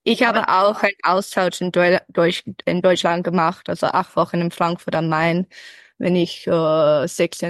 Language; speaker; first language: German; early bilingual, heritage; English